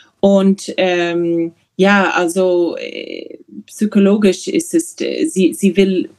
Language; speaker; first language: German; non-native, learner; English